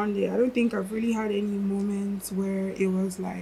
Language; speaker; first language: English; non-native, local second language; Igbo